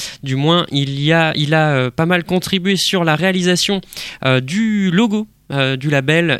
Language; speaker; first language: French; native; French